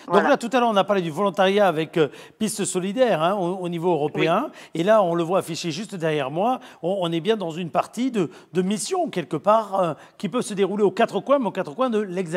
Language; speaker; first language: French; native; French